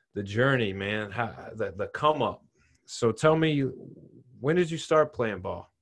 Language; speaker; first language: English; native; English